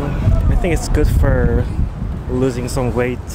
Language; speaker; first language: English; non-native, learner; Korean